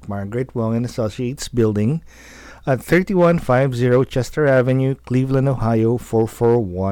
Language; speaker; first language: English; non-native, local second language; Filipino